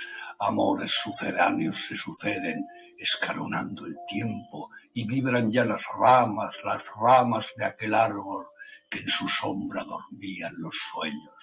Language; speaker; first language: Spanish; native; Spanish